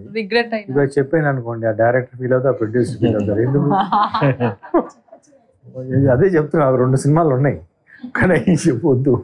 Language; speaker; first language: Telugu; native; Telugu